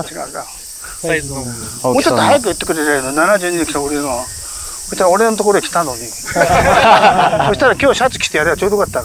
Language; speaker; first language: Japanese; native; Japanese